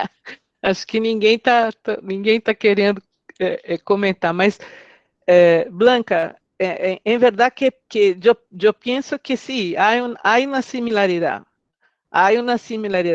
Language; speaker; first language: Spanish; non-native, fluent; Portuguese